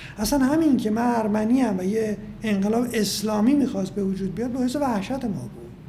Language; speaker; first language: Persian; non-native, local second language; Armenian